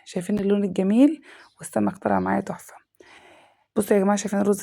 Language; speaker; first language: Arabic; native; Arabic